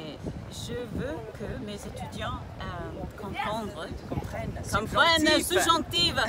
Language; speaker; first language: French; non-native, learner; English